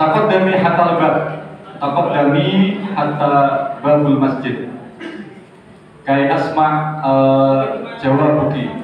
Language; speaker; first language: Arabic; non-native, fluent; Indonesian